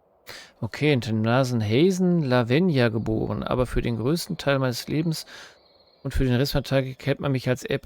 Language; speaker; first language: German; native; German